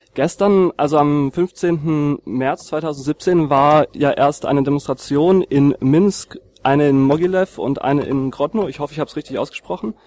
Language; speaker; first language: German; native; German